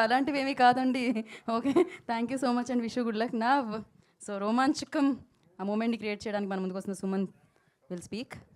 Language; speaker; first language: Telugu; native; Telugu